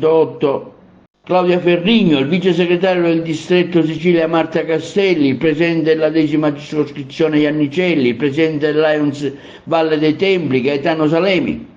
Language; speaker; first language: Italian; native; Italian